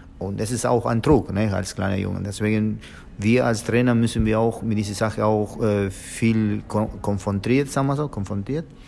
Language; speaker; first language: German; non-native, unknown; Spanish